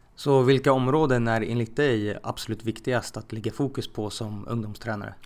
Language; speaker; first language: Swedish; native; Swedish